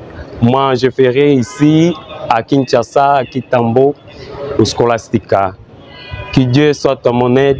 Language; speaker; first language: French; non-native, learner; Portuguese